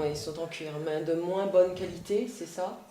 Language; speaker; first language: French; native; French